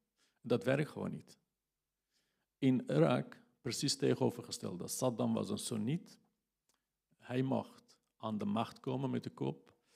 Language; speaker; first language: Dutch; non-native, fluent; Kurdish